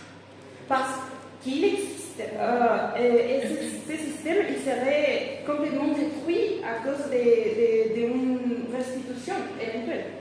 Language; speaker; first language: French; non-native, fluent; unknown